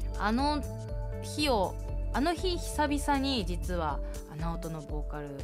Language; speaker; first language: Japanese; early bilingual, heritage; Japanese